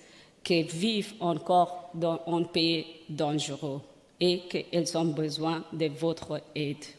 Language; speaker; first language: French; non-native, learner; Persian